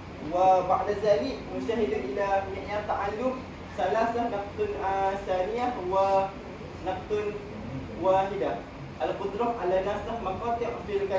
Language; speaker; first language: Arabic; non-native, learner; Malay